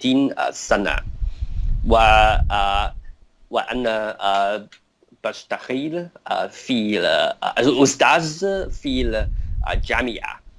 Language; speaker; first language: Arabic; non-native, learner; Cantonese